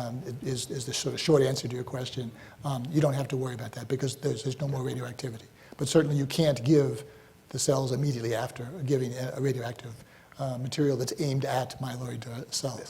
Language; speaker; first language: English; native; English